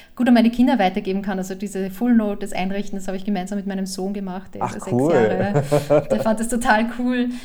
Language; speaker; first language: German; native; German